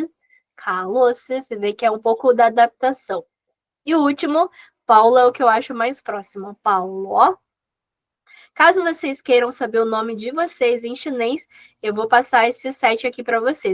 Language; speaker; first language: Portuguese; non-native, fluent; Chinese